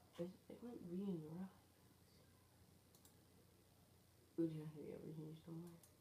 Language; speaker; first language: English; native; English